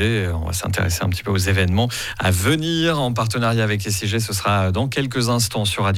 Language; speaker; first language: French; native; French